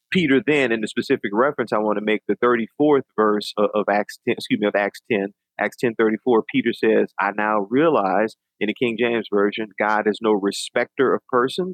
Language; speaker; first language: English; native; English